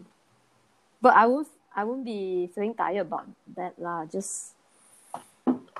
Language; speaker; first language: English; non-native, local second language; Chinese